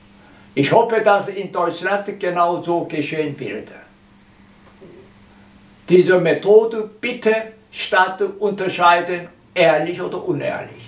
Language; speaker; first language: German; non-native, learner; Korean